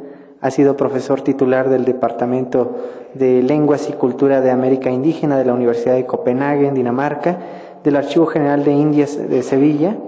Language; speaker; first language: Spanish; native; Spanish